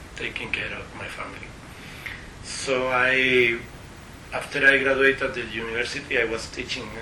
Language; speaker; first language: English; non-native, fluent; Spanish